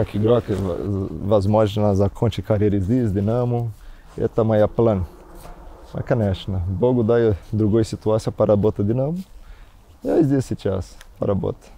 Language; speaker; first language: Russian; non-native, learner; Portuguese